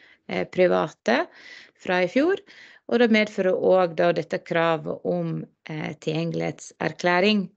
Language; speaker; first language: Norwegian; native; Norwegian